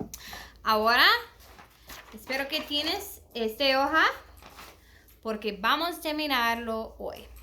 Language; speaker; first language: Spanish; non-native, learner; English